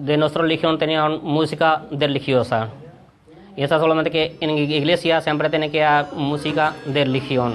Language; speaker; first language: Spanish; non-native, learner; Punjabi